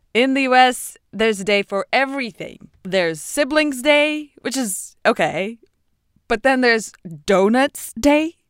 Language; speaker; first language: English; non-native, fluent; Russian